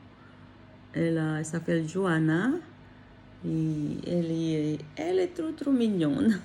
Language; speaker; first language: French; non-native, learner; Filipino